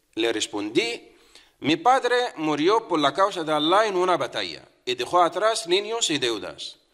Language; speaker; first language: Spanish; non-native, fluent; Arabic